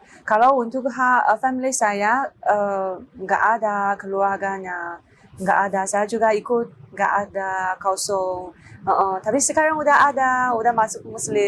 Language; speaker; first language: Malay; non-native, learner; Chinese